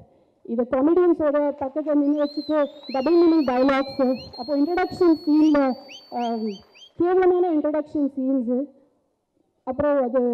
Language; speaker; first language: Tamil; non-native, fluent; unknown